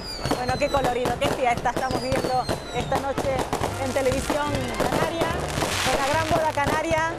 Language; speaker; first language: Spanish; native; Spanish